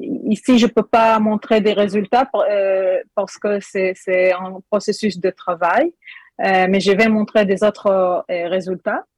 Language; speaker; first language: French; non-native, learner; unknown